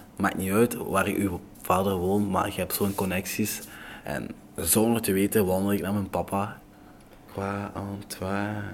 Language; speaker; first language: Dutch; non-native, fluent; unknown